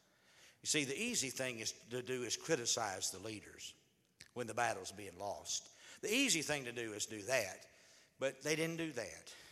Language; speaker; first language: English; native; English